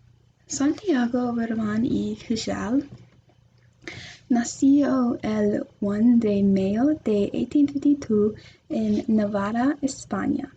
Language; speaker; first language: Spanish; non-native, learner; English